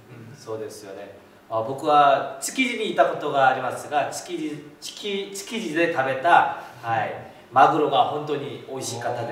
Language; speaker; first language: Japanese; non-native, fluent; Korean